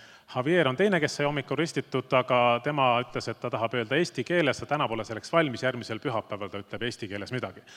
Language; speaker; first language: Estonian; native; Estonian